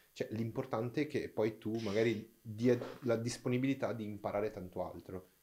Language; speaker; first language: Italian; non-native, fluent; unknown